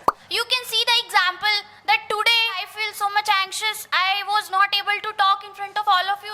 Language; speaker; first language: English; non-native, learner; Hindi